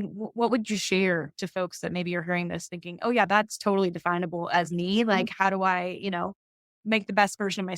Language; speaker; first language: English; native; English